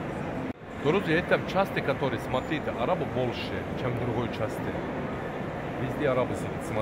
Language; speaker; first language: Russian; non-native, learner; Turkish